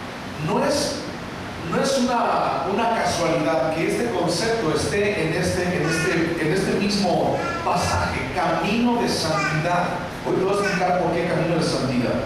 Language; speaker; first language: Spanish; native; Spanish